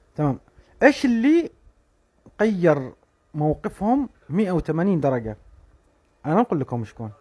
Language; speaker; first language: Arabic; native; Arabic